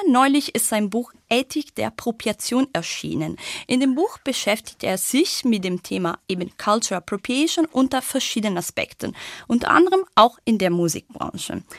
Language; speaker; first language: German; non-native, fluent; Italian